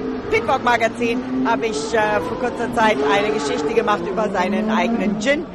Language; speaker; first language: German; native; German